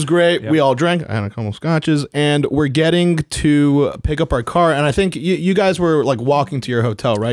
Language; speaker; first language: English; native; English